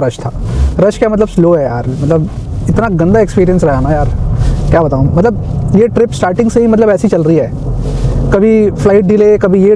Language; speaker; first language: Hindi; native; Hindi